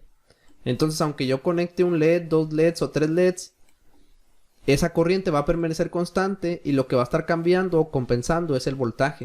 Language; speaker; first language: Spanish; native; Spanish